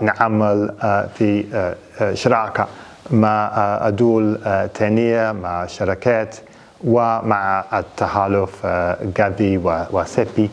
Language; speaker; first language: Arabic; non-native, fluent; English